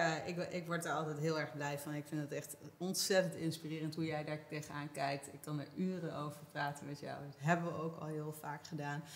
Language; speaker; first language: Dutch; native; Dutch